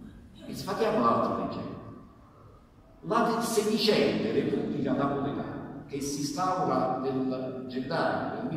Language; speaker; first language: Italian; native; Italian